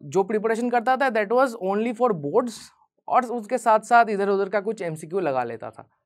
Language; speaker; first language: Hindi; non-native, local second language; Bangla